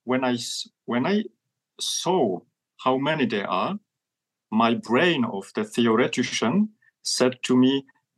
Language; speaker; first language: English; non-native, fluent; Polish